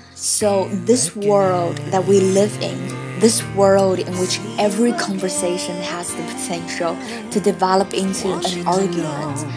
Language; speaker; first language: English; non-native, fluent; Chinese